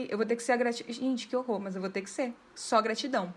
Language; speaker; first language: Portuguese; native; Portuguese